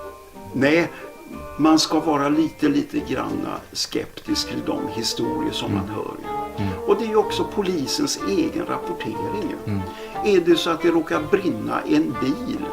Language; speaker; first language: Swedish; native; Swedish